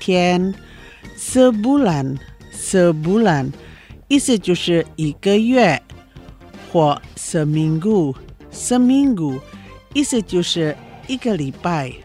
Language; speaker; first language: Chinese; non-native, fluent; Indonesian